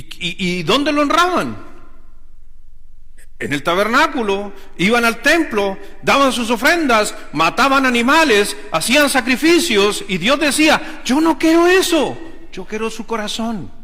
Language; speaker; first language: Spanish; native; Spanish